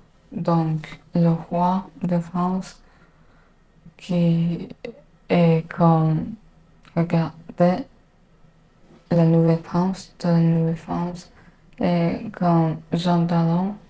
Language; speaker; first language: French; non-native, learner; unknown